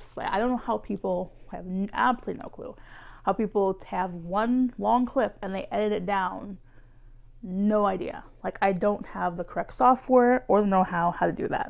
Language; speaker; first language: English; native; English